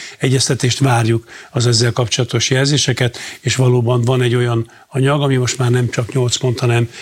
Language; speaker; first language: Hungarian; native; Hungarian